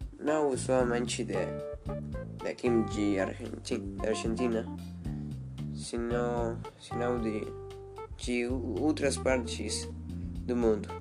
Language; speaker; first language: Portuguese; non-native, learner; Spanish